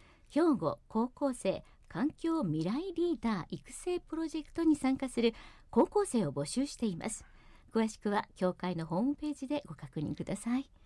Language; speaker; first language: Japanese; native; Japanese